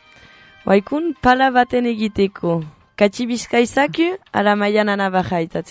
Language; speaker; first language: Basque; native; Basque